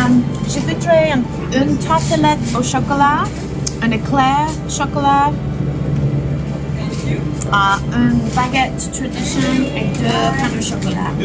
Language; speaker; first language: French; non-native, learner; English